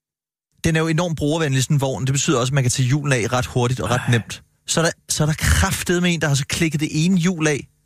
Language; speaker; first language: Danish; native; Danish